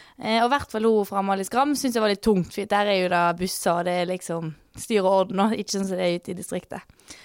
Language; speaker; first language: Norwegian; native; Norwegian